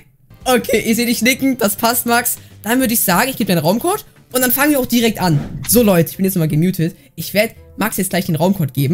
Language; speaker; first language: German; native; German